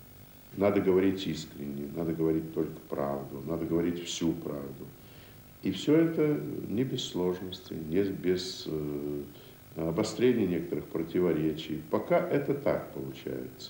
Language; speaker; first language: Russian; native; Russian